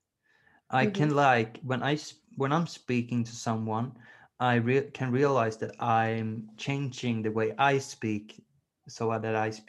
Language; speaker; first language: English; non-native, fluent; Swedish